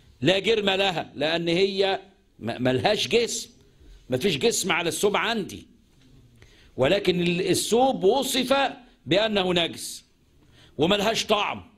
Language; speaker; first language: Arabic; native; Arabic